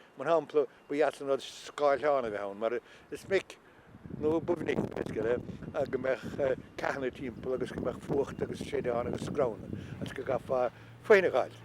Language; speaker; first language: Irish; native; Irish